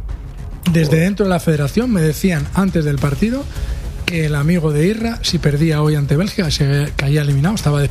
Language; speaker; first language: Spanish; native; Spanish